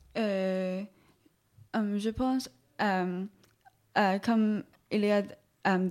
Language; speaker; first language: French; non-native, learner; Cantonese